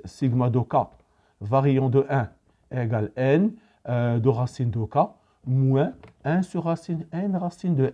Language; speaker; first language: French; non-native, local second language; Arabic